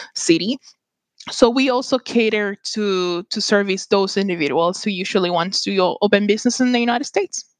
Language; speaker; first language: English; non-native, fluent; Spanish